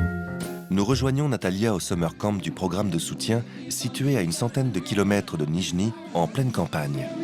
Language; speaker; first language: French; native; French